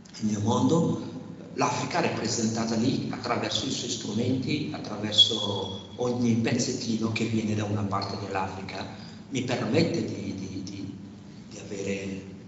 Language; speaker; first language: Italian; non-native, fluent; Wolof